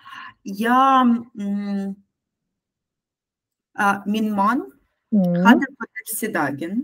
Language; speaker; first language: Swedish; non-native, learner; Russian